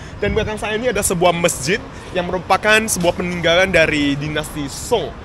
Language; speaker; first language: Indonesian; native; Indonesian